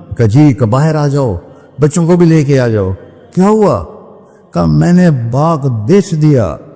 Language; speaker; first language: Urdu; non-native, local second language; Punjabi